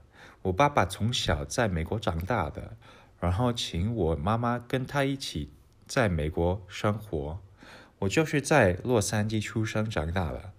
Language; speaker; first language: Chinese; early bilingual, heritage; English